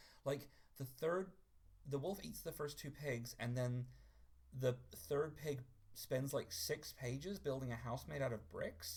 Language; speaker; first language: English; native; English